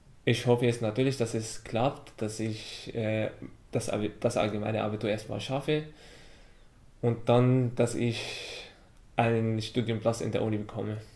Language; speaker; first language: German; early bilingual, other home language; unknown